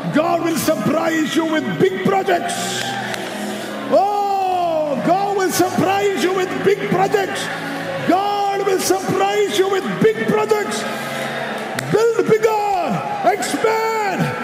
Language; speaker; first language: English; non-native, local second language; Malayalam